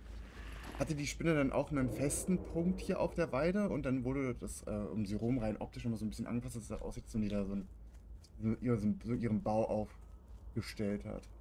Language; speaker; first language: German; native; German